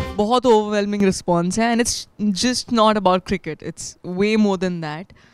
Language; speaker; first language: Hindi; native; Hindi